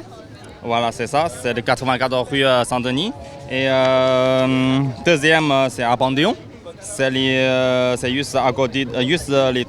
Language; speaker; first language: French; non-native, learner; Chinese